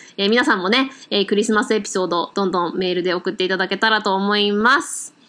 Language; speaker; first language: Japanese; native; Japanese